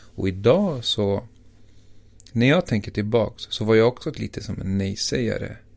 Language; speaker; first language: Swedish; early bilingual, other home language; Assyrian Neo-Aramaic